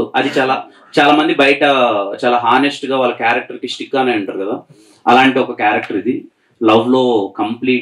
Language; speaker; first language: Telugu; native; Telugu